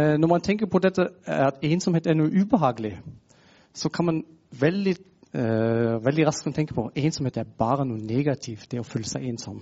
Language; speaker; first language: Norwegian; non-native, fluent; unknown